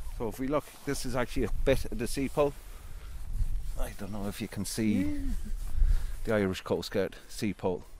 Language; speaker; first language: English; native; English